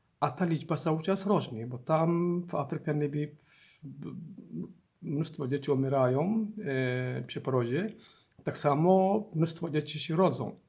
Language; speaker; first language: Polish; non-native, learner; Somali